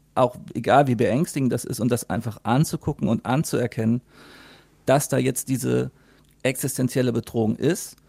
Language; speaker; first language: German; native; German